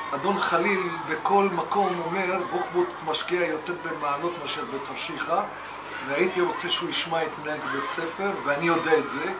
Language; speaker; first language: Hebrew; native; Hebrew